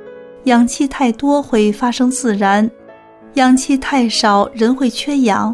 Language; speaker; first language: Chinese; native; Chinese